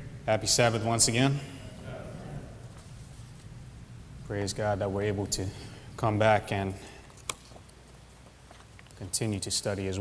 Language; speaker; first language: English; native; English